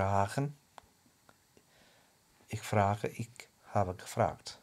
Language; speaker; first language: German; non-native, fluent; English